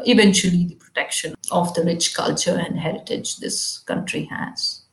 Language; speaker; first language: English; non-native, local second language; Kannada